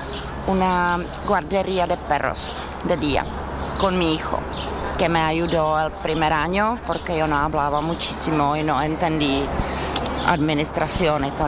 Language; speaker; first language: Spanish; non-native, learner; Czech